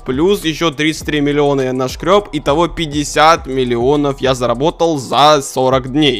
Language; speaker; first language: Russian; native; Russian